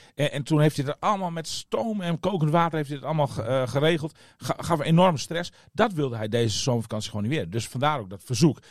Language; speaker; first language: Dutch; native; Dutch